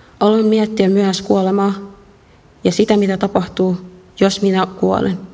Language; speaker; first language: Finnish; early bilingual, other home language; Arabic